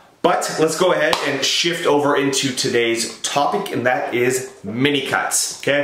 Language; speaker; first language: English; native; English